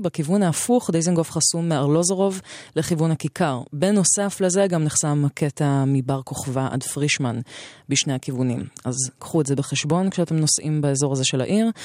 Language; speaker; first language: Hebrew; native; Hebrew